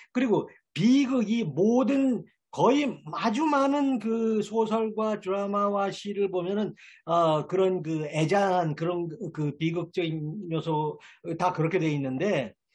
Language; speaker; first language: Korean; native; Korean